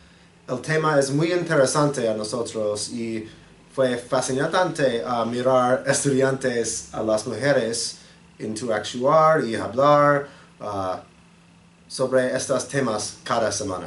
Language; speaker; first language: Spanish; non-native, learner; English